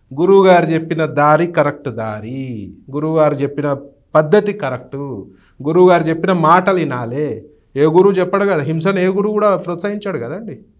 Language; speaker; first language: Telugu; native; Telugu